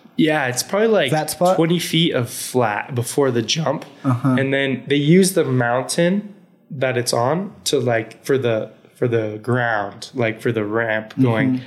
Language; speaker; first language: English; native; English